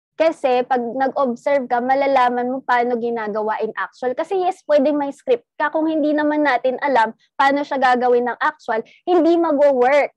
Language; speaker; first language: Filipino; non-native, local second language; Cebuano